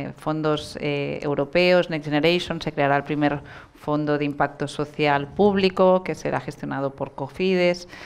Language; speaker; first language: Spanish; non-native, local second language; Catalan